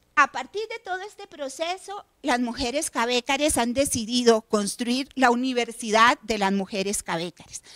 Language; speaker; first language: Spanish; native; Spanish